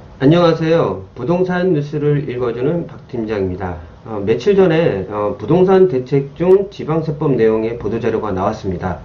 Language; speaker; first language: Korean; native; Korean